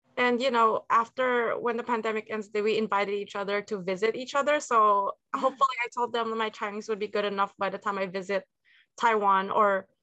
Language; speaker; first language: English; native; English